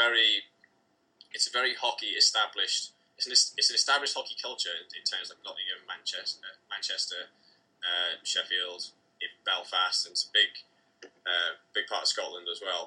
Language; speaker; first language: English; native; English